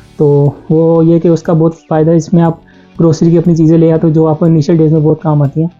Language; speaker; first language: Urdu; non-native, local second language; Punjabi